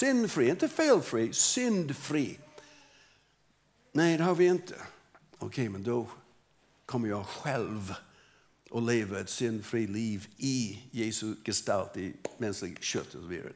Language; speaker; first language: Swedish; non-native, fluent; English